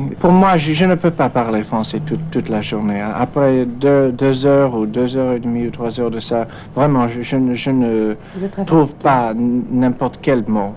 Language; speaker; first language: French; non-native, fluent; English